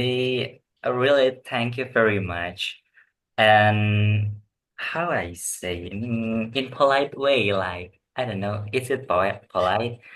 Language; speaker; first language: English; non-native, learner; Indonesian